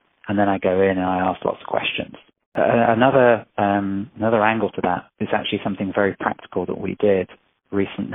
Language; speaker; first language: English; native; English